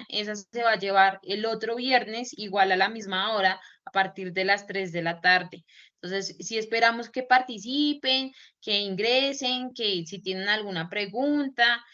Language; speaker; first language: Spanish; native; Spanish